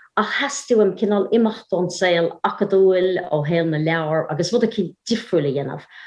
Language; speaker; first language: Irish; native; Irish